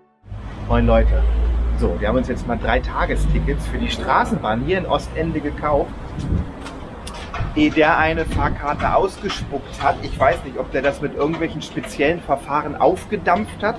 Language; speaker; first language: German; native; German